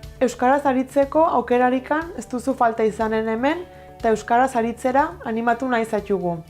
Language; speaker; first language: Basque; native; Basque